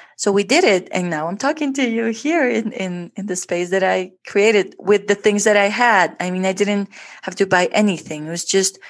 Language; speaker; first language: English; non-native, fluent; Spanish